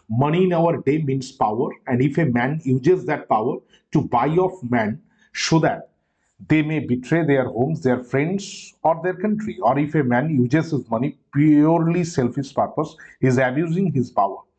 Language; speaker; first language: English; non-native, local second language; Bangla